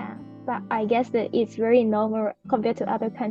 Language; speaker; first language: English; non-native, fluent; Japanese